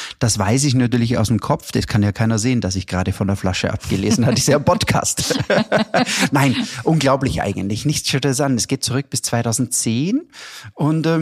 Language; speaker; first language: German; native; German